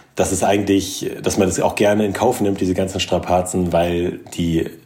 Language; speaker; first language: German; native; German